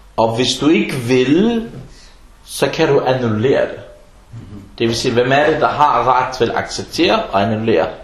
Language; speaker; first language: Danish; non-native, fluent; Arabic